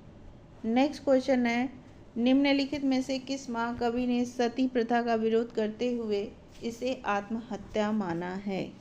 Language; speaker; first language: Hindi; native; Hindi